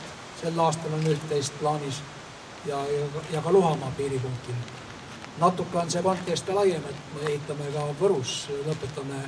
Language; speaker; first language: Estonian; native; Estonian